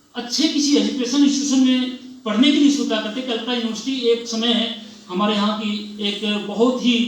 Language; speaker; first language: Hindi; non-native, local second language; Bangla